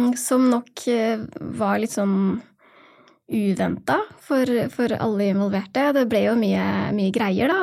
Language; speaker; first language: Norwegian; native; Norwegian